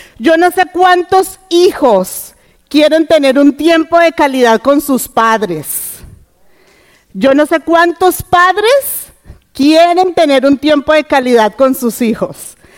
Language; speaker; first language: Spanish; native; Spanish